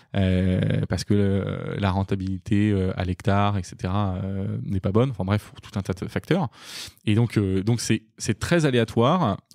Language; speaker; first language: French; native; French